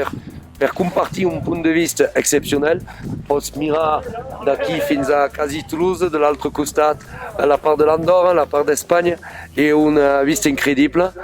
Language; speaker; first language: Catalan; non-native, fluent; French